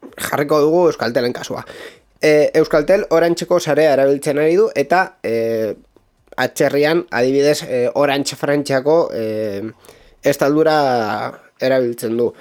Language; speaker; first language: Basque; non-native, local second language; Spanish